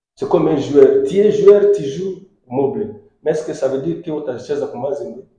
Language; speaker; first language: French; non-native, local second language; Swahili